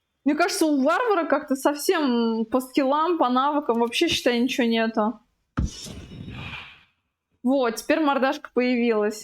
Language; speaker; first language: Russian; native; Russian